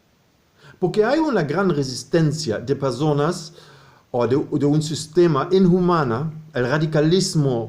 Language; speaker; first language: Spanish; non-native, fluent; German